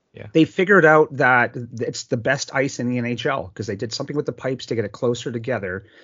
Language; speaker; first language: English; native; English